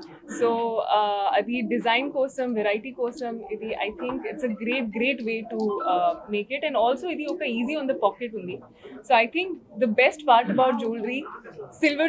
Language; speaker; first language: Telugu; non-native, learner; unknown